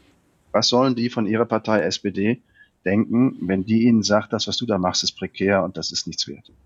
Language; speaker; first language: German; native; German